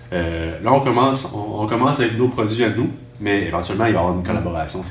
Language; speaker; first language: French; native; French